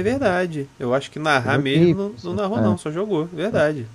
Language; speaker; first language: Portuguese; native; Portuguese